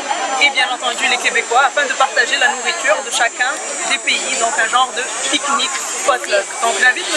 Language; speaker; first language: French; native; French